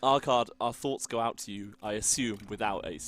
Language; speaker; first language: English; native; English